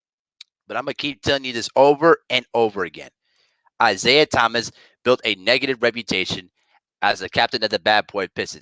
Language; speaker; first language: English; native; English